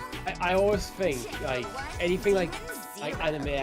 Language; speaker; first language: English; native; English